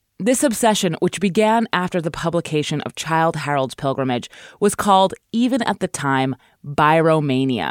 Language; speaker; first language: English; native; English